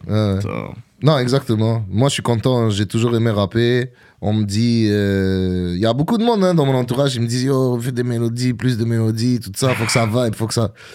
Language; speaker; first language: French; early bilingual, other home language; Arabic